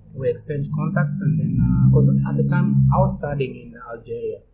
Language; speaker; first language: English; non-native, local second language; Swahili